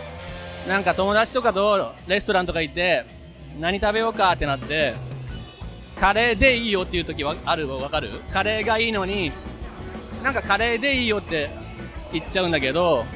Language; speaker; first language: Japanese; native; Japanese